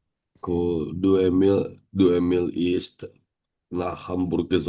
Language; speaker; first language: German; non-native, learner; Indonesian